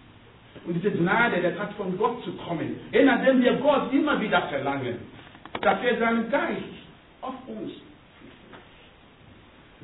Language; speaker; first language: German; non-native, learner; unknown